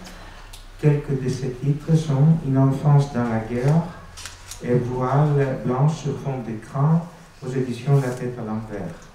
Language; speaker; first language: French; non-native, fluent; Greek